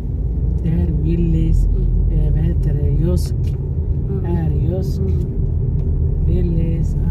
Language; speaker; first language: Swedish; non-native, learner; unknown